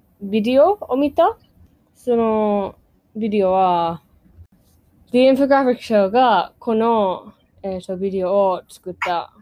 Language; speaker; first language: Japanese; non-native, learner; English